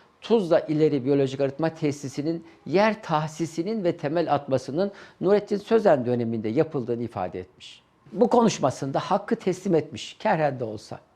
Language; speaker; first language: Turkish; native; Turkish